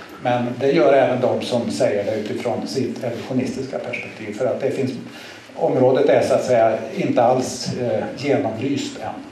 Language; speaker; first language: Swedish; native; Swedish